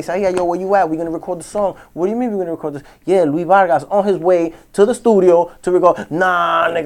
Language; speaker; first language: English; early bilingual, other home language; Spanish